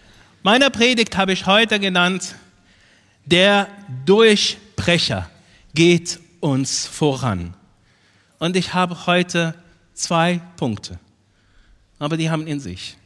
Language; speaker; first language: German; non-native, fluent; Arabic